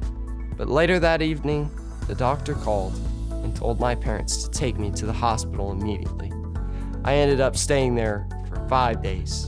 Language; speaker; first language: English; native; English